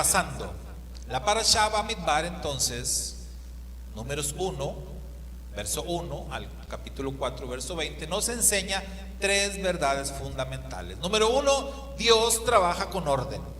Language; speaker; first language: Spanish; native; Spanish